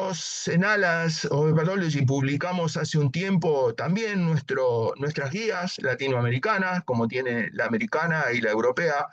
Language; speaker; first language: Spanish; native; Spanish